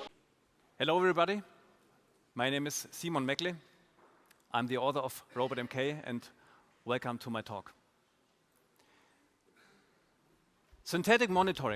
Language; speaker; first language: English; non-native, fluent; German